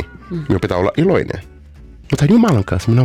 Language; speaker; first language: Finnish; non-native, fluent; Portuguese